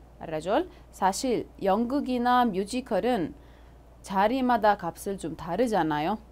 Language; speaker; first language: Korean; non-native, fluent; Arabic